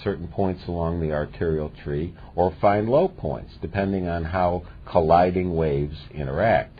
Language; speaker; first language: English; native; English